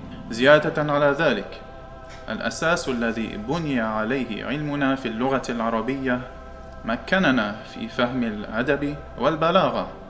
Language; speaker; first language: Arabic; non-native, learner; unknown